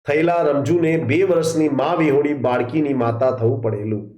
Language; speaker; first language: Hindi; non-native, local second language; Gujarati